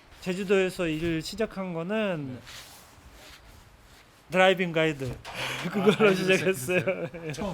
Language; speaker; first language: Korean; non-native, fluent; Russian